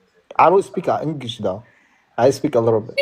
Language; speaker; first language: English; non-native, learner; Amharic